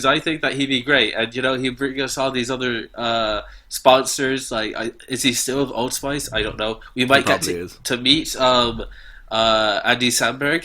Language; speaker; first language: English; native; English